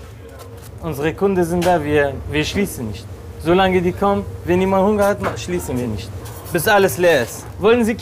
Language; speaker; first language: German; early bilingual, other home language; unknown